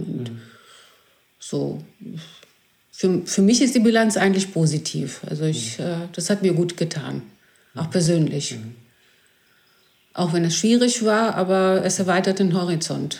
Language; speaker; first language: German; non-native, fluent; Greek